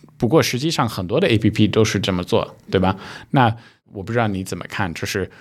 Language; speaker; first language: Chinese; early bilingual, heritage; Chinese